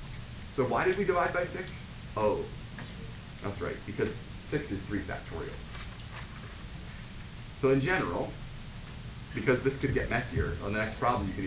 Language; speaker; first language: English; native; English